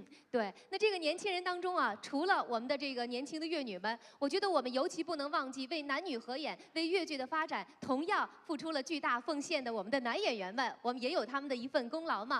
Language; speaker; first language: Chinese; native; Chinese